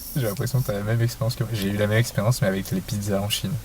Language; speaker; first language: French; native; French